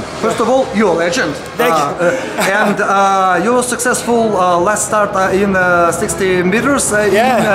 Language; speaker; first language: English; non-native, learner; Russian